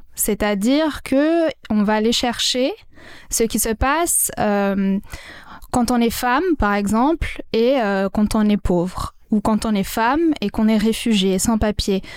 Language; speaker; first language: French; non-native, local second language; Arabic